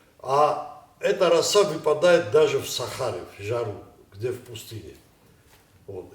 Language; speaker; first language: Russian; non-native, local second language; Ossetic